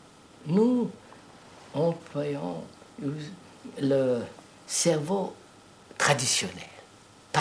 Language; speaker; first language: French; non-native, fluent; Telugu